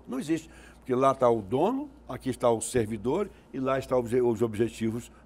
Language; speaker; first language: Portuguese; native; Portuguese